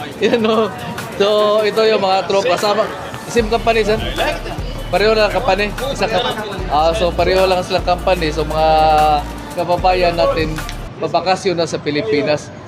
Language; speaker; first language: Filipino; non-native, local second language; Cebuano